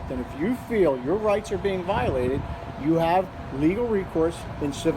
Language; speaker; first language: English; native; English